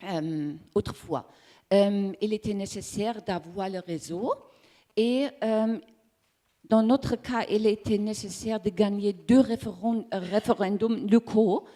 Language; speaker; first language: French; non-native, learner; German